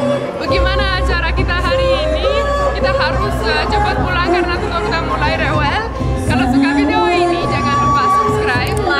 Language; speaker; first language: Indonesian; non-native, fluent; Romanian